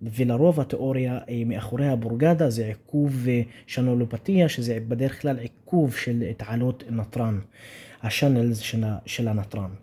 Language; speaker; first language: Hebrew; non-native, local second language; Arabic